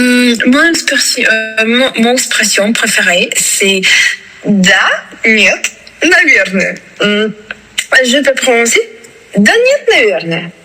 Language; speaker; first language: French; non-native, fluent; Russian